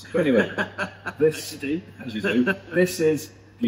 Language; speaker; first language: English; native; English